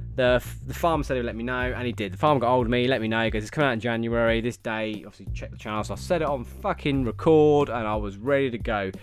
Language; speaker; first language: English; native; English